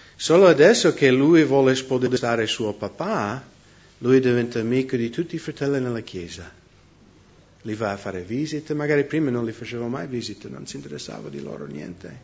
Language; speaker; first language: Italian; non-native, fluent; English